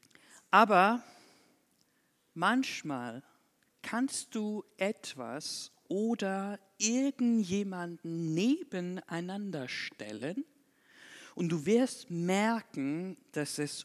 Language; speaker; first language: German; non-native, fluent; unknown